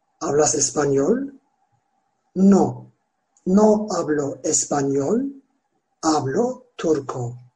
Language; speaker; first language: Spanish; non-native, fluent; Turkish